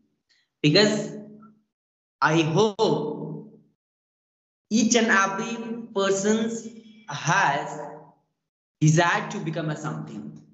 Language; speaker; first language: English; non-native, learner; Hindi